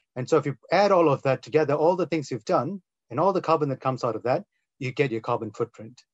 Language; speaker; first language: English; non-native, local second language; Tamil